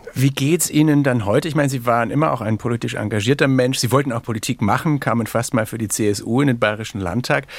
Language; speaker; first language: German; native; German